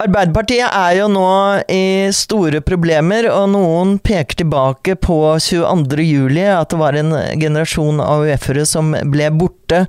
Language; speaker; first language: Norwegian; native; Norwegian